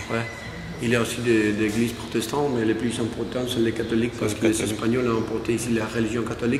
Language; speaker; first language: French; non-native, learner; Spanish